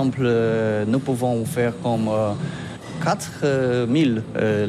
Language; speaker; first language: French; non-native, learner; Polish